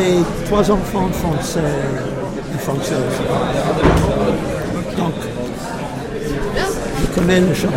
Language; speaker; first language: French; non-native, fluent; English